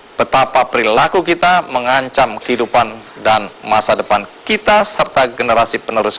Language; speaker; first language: Indonesian; native; Indonesian